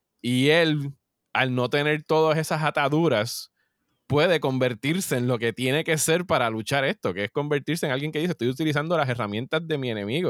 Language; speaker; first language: Spanish; native; Spanish